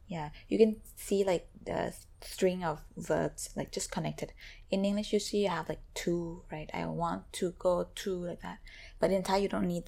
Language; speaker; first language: English; non-native, fluent; Thai